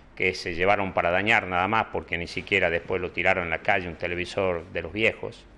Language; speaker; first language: Spanish; native; Spanish